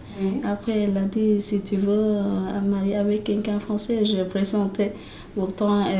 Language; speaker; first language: French; non-native, learner; Vietnamese